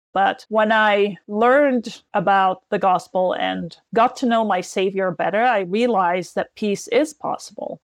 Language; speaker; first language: English; non-native, fluent; Arabic